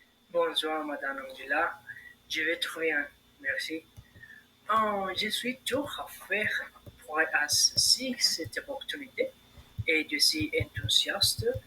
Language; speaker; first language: French; non-native, learner; Spanish